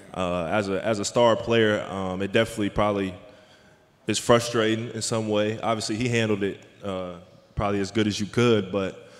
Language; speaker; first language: English; native; English